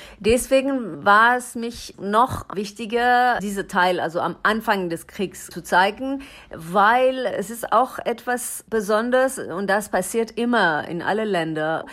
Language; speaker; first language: German; non-native, learner; Persian